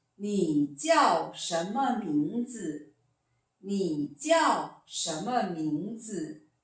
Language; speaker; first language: Chinese; non-native, fluent; Korean